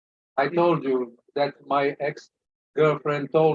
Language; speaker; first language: English; non-native, learner; Serbian